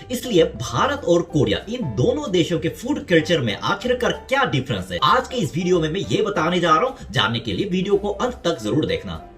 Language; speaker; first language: Hindi; non-native, fluent; Korean